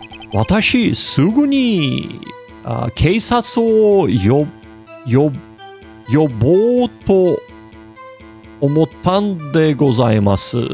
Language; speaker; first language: Japanese; non-native, learner; English